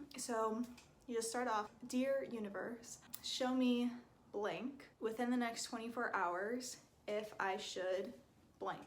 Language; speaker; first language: English; native; English